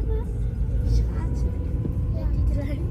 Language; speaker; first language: Dutch; early bilingual, other home language; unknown